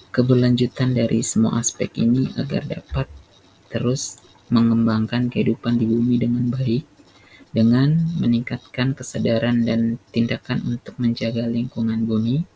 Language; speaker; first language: Indonesian; native; Indonesian